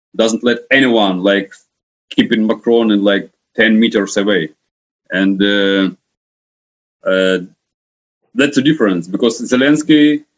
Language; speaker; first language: English; non-native, fluent; Ukrainian